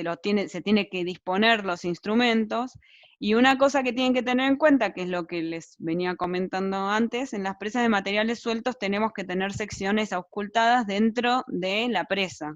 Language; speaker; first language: Spanish; native; Spanish